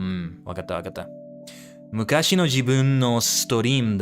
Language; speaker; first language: Japanese; non-native, learner; English